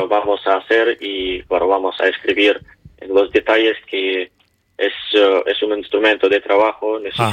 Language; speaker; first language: Spanish; non-native, learner; Ukrainian